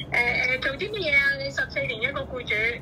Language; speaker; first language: Cantonese; native; Cantonese